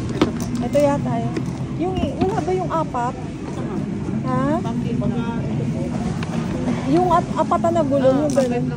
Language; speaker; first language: Filipino; native; Filipino